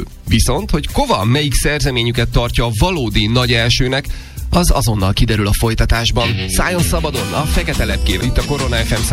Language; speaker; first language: Hungarian; native; Hungarian